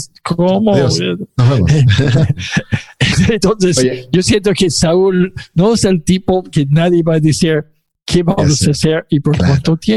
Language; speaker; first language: Spanish; non-native, fluent; English